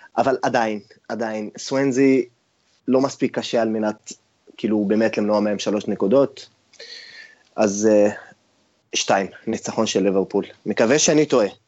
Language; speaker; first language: Hebrew; non-native, local second language; Arabic